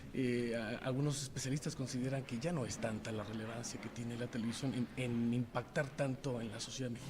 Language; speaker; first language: Spanish; native; Spanish